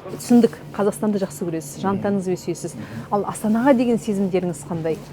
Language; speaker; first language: Kazakh; native; Kazakh